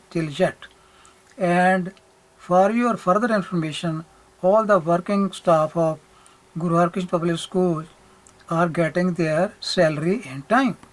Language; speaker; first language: English; non-native, local second language; Punjabi